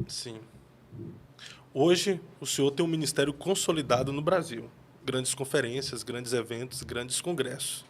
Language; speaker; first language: Portuguese; native; Portuguese